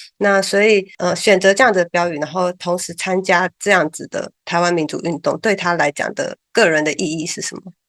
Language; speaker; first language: Chinese; native; Chinese